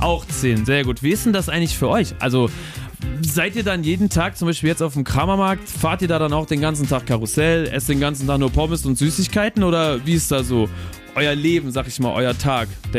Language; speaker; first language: German; native; German